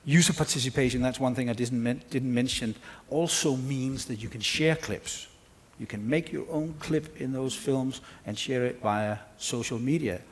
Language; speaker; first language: English; non-native, fluent; Danish